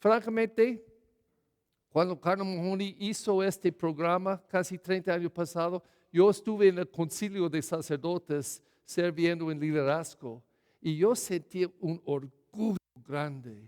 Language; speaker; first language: Spanish; non-native, fluent; English